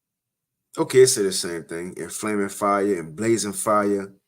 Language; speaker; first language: English; native; English